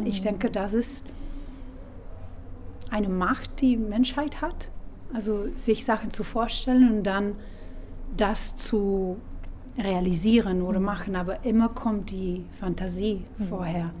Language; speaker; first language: German; non-native, fluent; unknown